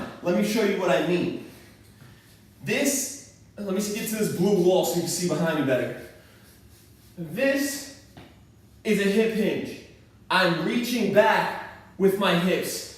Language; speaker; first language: English; native; English